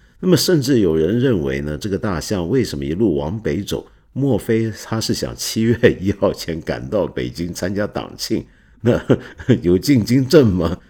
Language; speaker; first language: Chinese; non-native, local second language; Cantonese